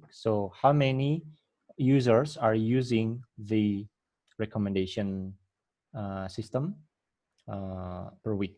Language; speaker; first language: English; non-native, fluent; Indonesian